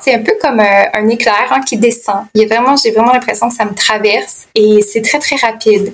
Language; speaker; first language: French; native; French